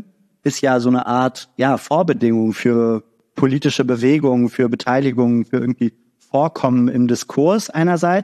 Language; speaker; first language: German; native; German